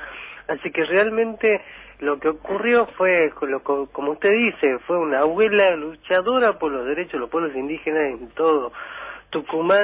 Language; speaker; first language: Spanish; native; Spanish